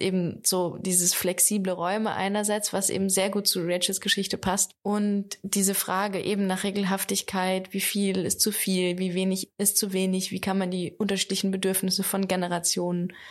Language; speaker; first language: German; native; German